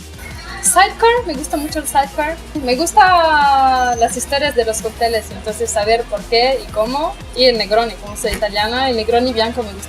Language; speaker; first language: Spanish; non-native, fluent; Italian